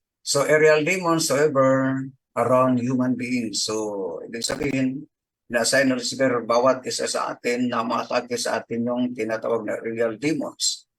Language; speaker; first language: Filipino; non-native, local second language; Cebuano